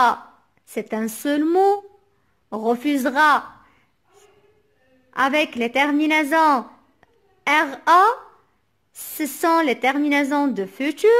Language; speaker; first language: French; non-native, local second language; Arabic